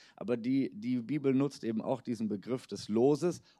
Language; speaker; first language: German; native; German